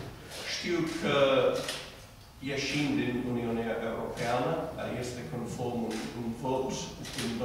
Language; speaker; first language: Romanian; non-native, fluent; English